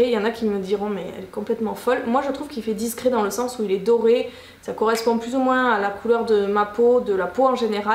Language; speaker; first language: French; native; French